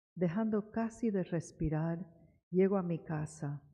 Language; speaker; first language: Spanish; early bilingual, heritage; Spanish